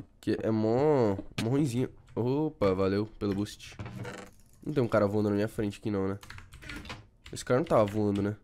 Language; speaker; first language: Portuguese; native; Portuguese